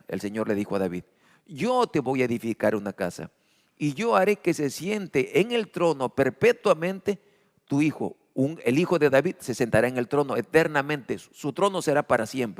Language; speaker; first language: Spanish; native; Spanish